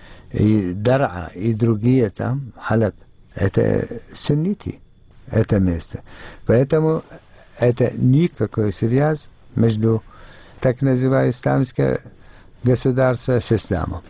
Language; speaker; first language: Russian; non-native, fluent; Arabic